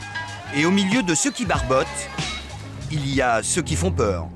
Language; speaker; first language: French; native; French